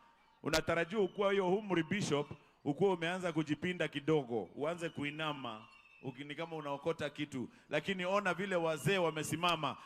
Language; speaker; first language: Swahili; non-native, local second language; Meru